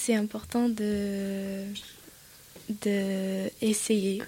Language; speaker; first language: French; non-native, learner; Russian